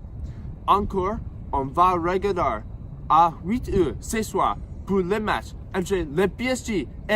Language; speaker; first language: French; non-native, learner; English